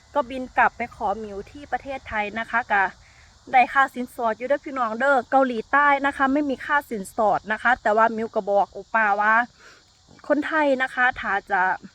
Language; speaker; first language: Thai; native; Thai